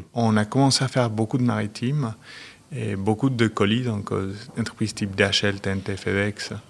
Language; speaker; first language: French; non-native, fluent; Spanish